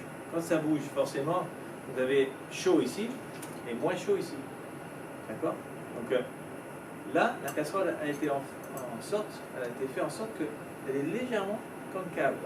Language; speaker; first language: French; native; French